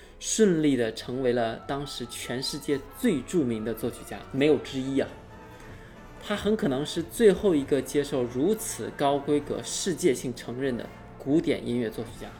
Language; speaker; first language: Chinese; native; Chinese